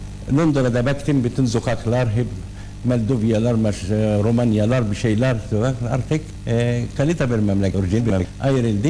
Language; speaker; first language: Turkish; non-native, learner; Arabic